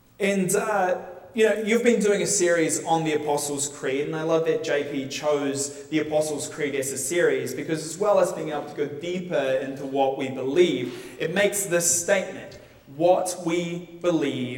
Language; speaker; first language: English; native; English